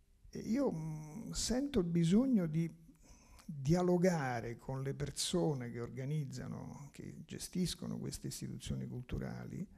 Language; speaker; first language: Italian; native; Italian